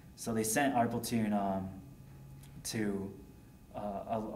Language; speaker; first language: English; native; English